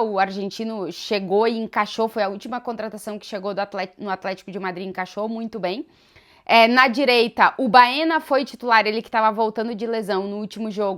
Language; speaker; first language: Portuguese; native; Portuguese